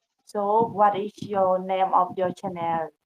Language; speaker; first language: English; non-native, learner; Khmer